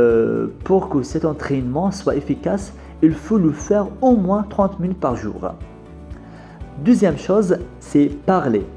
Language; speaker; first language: French; non-native, fluent; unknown